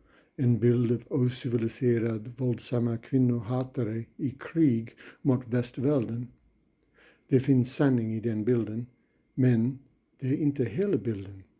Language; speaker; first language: Swedish; non-native, fluent; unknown